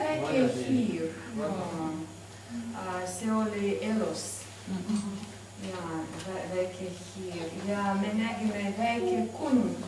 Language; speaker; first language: Estonian; non-native, learner; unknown